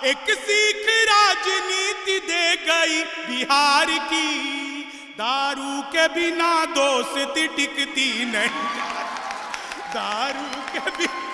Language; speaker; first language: Hindi; native; Hindi